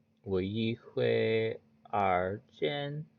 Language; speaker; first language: Chinese; non-native, learner; English